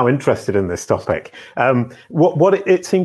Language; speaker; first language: English; native; English